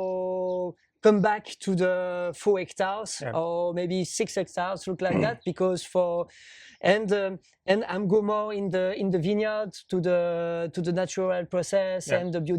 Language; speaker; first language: English; non-native, learner; French